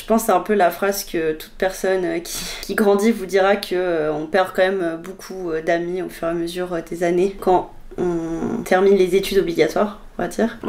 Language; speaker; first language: French; native; French